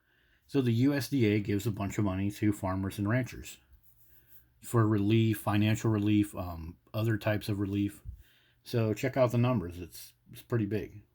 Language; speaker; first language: English; native; English